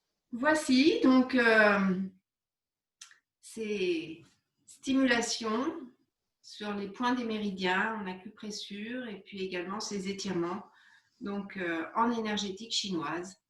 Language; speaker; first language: French; native; French